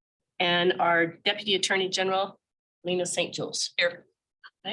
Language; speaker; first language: English; native; English